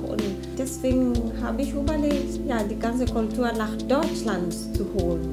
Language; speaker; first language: German; non-native, fluent; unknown